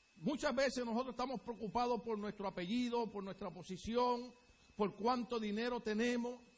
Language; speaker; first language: Spanish; native; Spanish